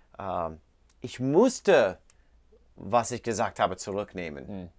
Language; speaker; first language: German; non-native, learner; English